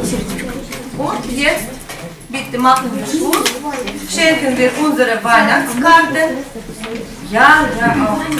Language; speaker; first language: German; non-native, fluent; Russian